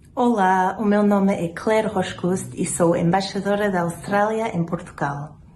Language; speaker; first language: Portuguese; non-native, fluent; English